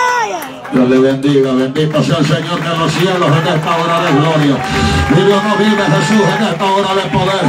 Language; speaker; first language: Spanish; native; Spanish